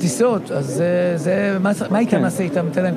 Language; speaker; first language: Hebrew; native; Hebrew